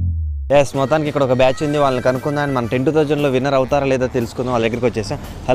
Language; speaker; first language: Telugu; native; Telugu